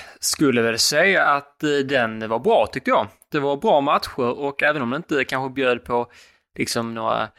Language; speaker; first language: Swedish; native; Swedish